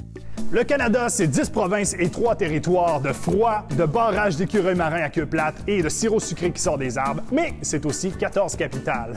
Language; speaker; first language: French; native; French